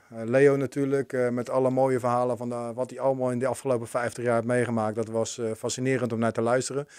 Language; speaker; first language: Dutch; native; Dutch